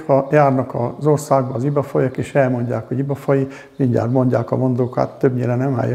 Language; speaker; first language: Hungarian; native; Hungarian